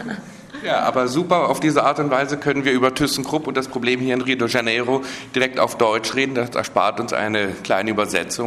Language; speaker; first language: German; native; German